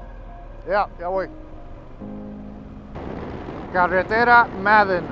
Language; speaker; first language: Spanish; early bilingual, heritage; Spanish